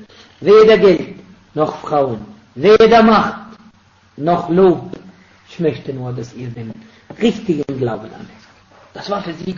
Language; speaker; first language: German; non-native, fluent; Arabic